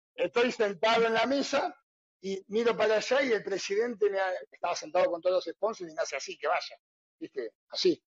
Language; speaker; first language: Spanish; native; Spanish